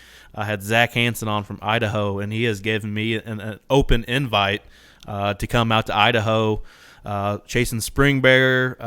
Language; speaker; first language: English; native; English